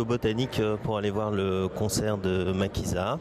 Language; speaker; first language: French; native; French